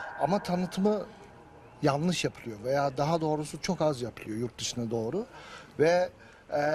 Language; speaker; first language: Turkish; early bilingual, heritage; Turkish